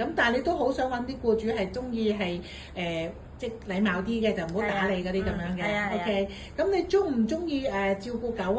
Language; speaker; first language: Cantonese; native; Cantonese